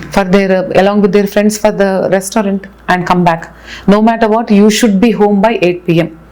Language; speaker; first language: English; non-native, local second language; Telugu